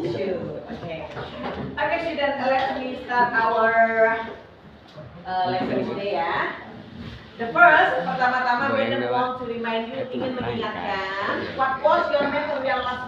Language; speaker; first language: English; non-native, learner; Indonesian